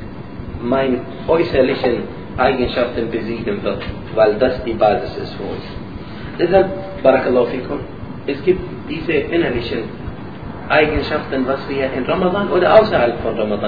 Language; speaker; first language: German; non-native, learner; Arabic